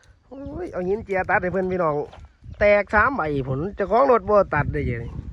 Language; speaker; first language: Thai; non-native, local second language; Northeastern Thai